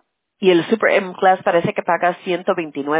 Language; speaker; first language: Spanish; early bilingual, heritage; Spanish